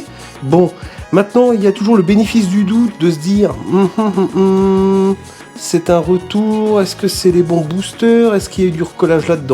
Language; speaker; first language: French; native; French